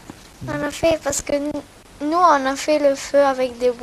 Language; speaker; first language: French; non-native, learner; Greek